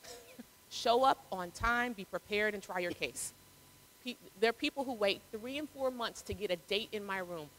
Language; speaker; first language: English; native; English